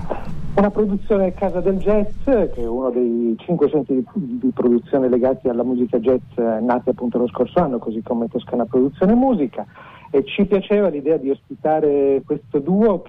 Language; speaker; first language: Italian; native; Italian